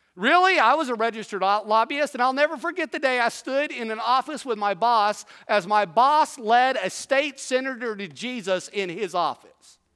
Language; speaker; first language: English; native; English